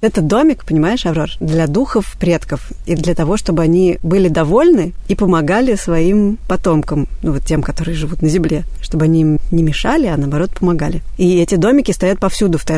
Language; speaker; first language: Russian; native; Russian